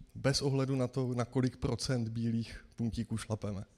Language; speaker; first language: Czech; native; Czech